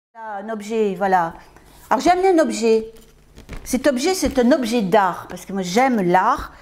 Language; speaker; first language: French; native; French